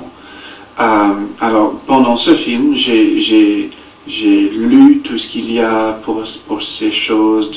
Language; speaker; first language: French; non-native, learner; English